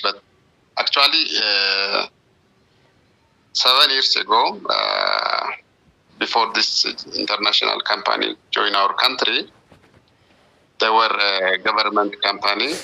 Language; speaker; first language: English; non-native, learner; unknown